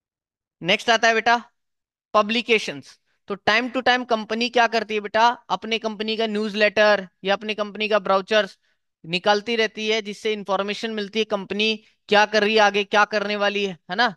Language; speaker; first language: Hindi; native; Hindi